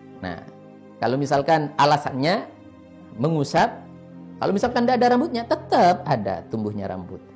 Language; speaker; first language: Indonesian; non-native, local second language; Madurese